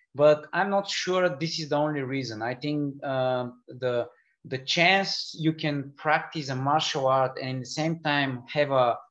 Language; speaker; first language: English; non-native, fluent; Bulgarian